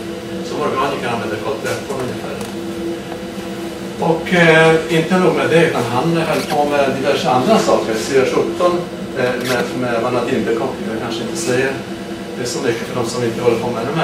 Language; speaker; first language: Swedish; non-native, fluent; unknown